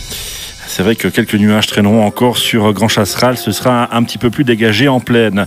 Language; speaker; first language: French; native; French